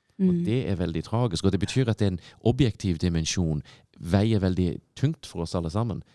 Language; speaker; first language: Norwegian; non-native, fluent; English